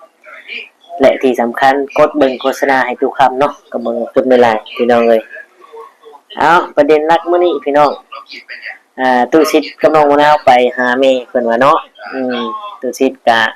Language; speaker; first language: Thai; non-native, local second language; Lao